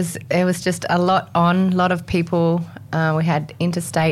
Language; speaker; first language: English; native; English